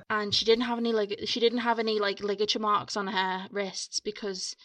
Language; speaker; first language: English; native; English